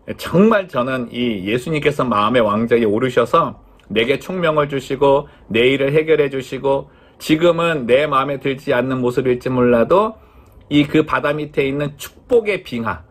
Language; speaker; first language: Korean; native; Korean